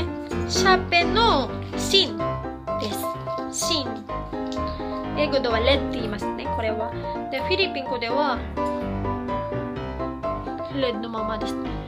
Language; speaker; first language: Japanese; non-native, fluent; Filipino